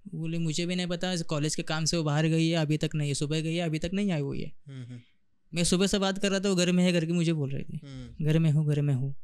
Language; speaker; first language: Hindi; non-native, local second language; Telugu